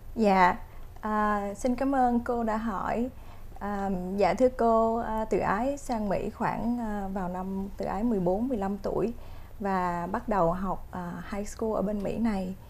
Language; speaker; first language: Vietnamese; native; Vietnamese